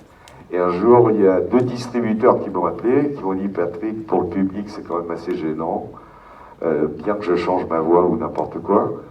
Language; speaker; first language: French; native; French